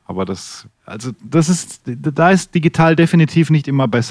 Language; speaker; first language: German; native; German